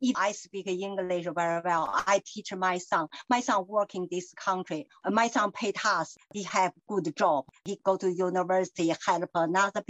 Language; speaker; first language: English; non-native, learner; Chinese